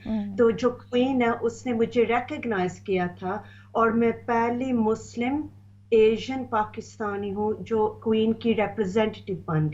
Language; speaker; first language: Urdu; early bilingual, heritage; Urdu